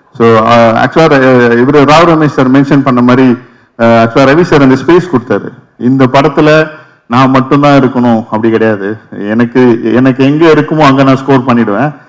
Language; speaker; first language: Tamil; native; Tamil